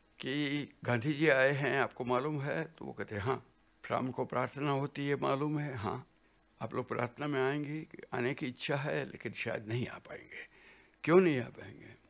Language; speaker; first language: Hindi; non-native, local second language; Gujarati